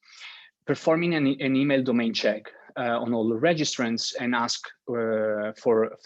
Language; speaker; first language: English; non-native, fluent; Italian